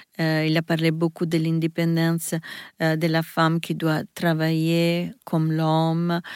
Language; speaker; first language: French; non-native, learner; Italian